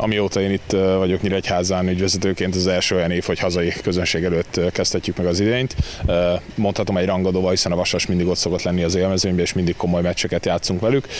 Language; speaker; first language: Hungarian; native; Hungarian